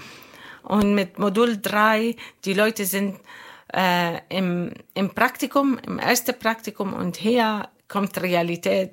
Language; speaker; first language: German; non-native, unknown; Arabic